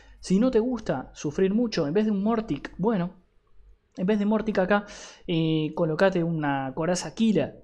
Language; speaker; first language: Spanish; native; Spanish